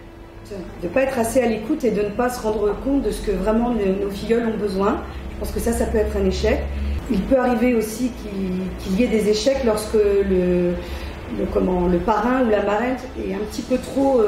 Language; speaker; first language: French; native; French